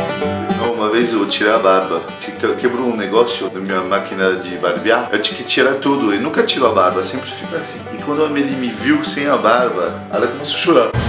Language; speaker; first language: Portuguese; non-native, fluent; French